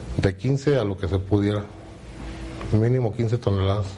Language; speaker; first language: Spanish; native; Spanish